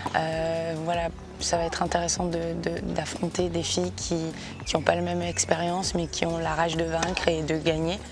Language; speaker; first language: French; native; French